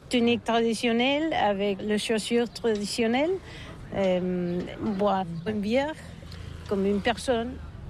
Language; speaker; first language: French; non-native, learner; Spanish